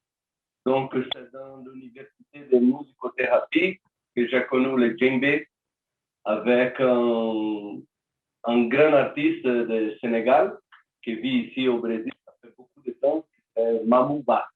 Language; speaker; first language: French; non-native, learner; Portuguese